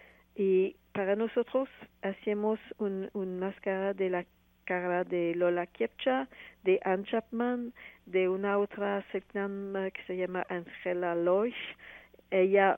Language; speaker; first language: Spanish; non-native, fluent; French